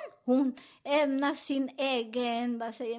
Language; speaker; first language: Swedish; non-native, fluent; Spanish